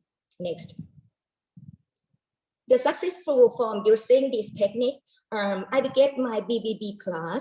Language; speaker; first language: English; non-native, learner; Thai